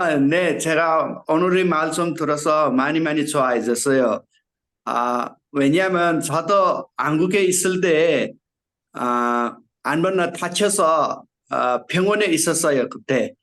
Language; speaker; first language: Korean; non-native, learner; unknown